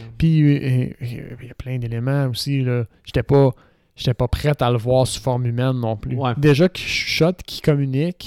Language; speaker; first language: French; native; French